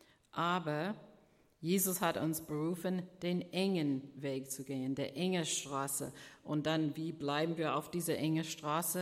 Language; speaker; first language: German; non-native, fluent; English